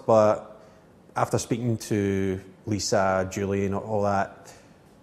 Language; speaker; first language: English; native; English